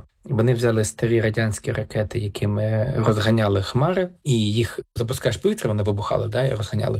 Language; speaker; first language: Ukrainian; native; Ukrainian